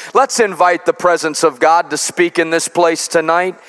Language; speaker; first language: English; native; English